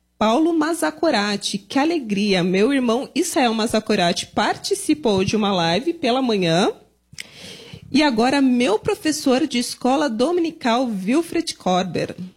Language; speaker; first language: Portuguese; native; Portuguese